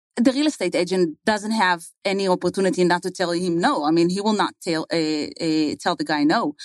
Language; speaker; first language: English; non-native, fluent; Hebrew